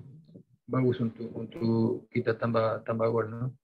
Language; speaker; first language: Indonesian; non-native, fluent; Spanish